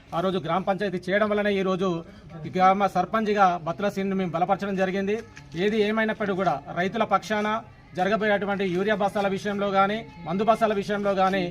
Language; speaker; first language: Telugu; native; Telugu